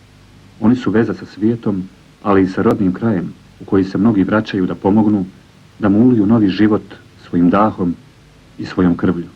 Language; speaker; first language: Bosnian; native; Bosnian